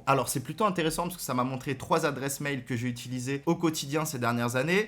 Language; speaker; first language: French; native; French